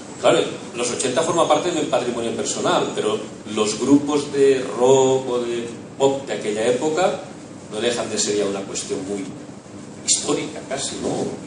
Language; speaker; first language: Spanish; non-native, local second language; Catalan